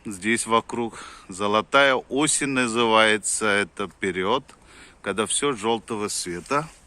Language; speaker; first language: Russian; non-native, fluent; Hindi